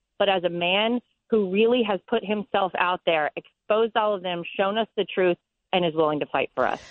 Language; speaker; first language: English; native; English